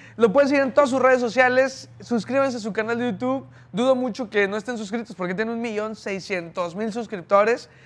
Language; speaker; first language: Spanish; native; Spanish